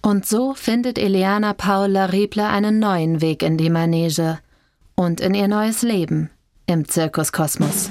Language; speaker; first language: German; native; German